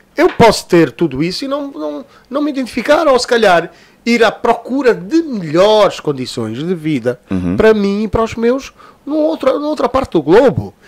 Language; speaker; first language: Portuguese; native; Portuguese